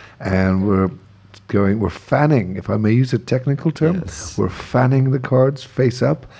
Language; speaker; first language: English; native; English